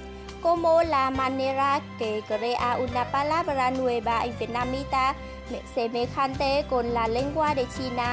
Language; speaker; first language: Spanish; non-native, learner; Vietnamese